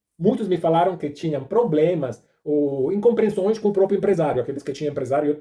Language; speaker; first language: Portuguese; non-native, fluent; Italian